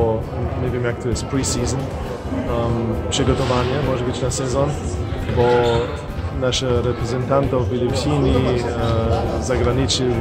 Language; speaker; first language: Polish; non-native, fluent; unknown